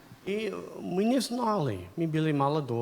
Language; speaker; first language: Russian; non-native, learner; English